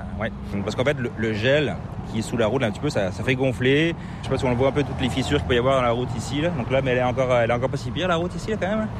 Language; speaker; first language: French; native; French